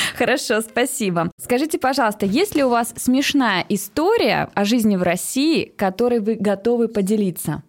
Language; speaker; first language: Russian; native; Russian